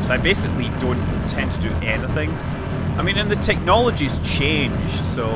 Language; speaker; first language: English; native; English